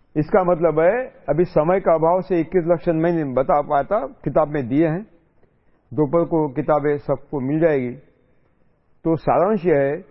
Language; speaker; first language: Hindi; non-native, local second language; Marathi